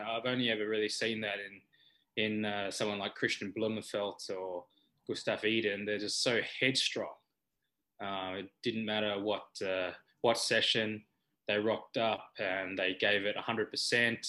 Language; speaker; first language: English; native; English